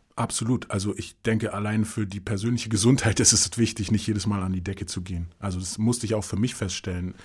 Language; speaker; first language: German; early bilingual, other home language; English